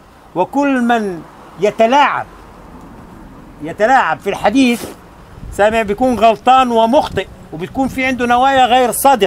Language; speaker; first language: Arabic; native; Arabic